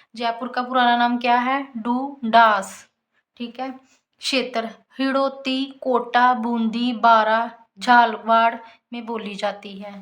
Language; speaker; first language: Hindi; native; Hindi